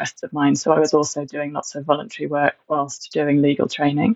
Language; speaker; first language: English; native; English